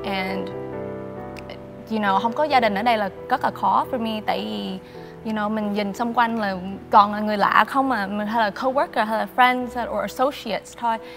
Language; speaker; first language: Vietnamese; early bilingual, other home language; English